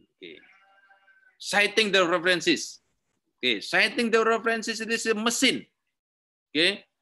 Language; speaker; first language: English; non-native, learner; Indonesian